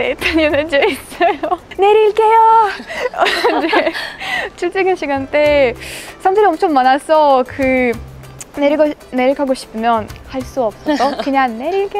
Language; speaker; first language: Korean; non-native, learner; Russian